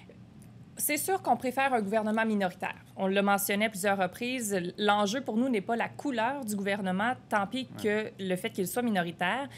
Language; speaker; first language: French; native; French